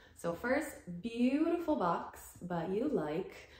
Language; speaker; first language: English; non-native, fluent; Portuguese